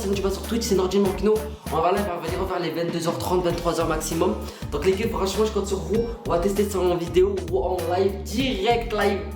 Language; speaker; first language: French; native; French